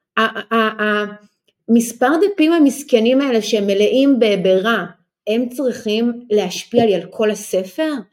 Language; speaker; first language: Hebrew; early bilingual, other home language; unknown